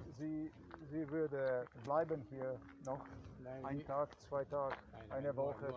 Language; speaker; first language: German; non-native, learner; Croatian